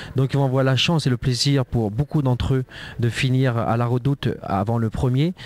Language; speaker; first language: French; native; French